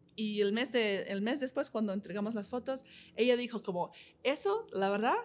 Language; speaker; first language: Spanish; non-native, fluent; English